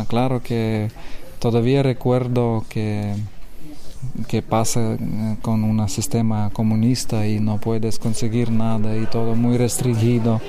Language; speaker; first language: Spanish; non-native, learner; Lithuanian